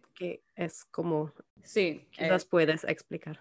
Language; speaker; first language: Spanish; non-native, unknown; German